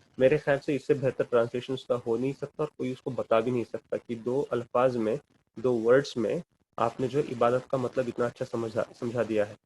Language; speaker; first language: Urdu; non-native, local second language; Kannada